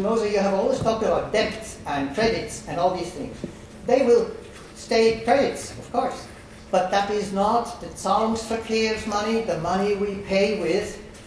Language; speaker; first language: English; non-native, fluent; German